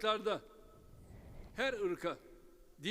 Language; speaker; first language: Turkish; native; Turkish